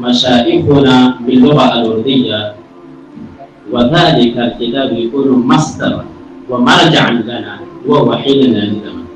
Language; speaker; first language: Arabic; non-native, fluent; Urdu